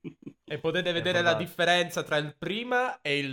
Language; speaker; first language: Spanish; non-native, fluent; Italian